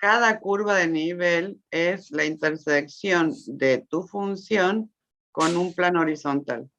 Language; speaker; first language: Spanish; native; Spanish